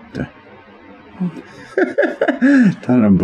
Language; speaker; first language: Chinese; non-native, learner; English